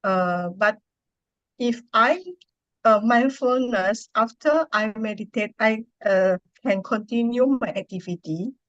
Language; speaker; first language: English; non-native, learner; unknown